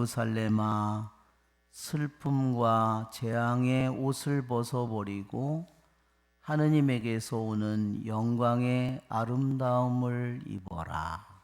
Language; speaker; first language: Korean; native; Korean